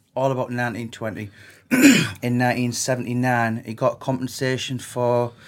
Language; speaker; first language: English; native; English